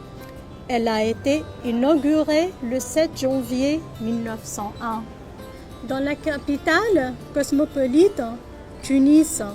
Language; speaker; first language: French; non-native, local second language; Arabic